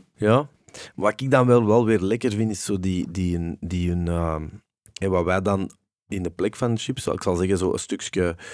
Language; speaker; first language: Dutch; native; Dutch